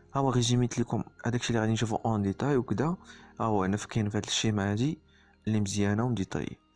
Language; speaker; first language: French; non-native, local second language; Arabic